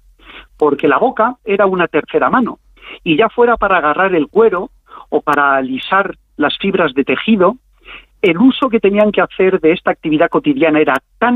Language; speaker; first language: Spanish; native; Spanish